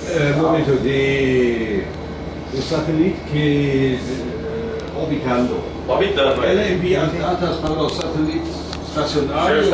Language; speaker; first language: Portuguese; non-native, fluent; German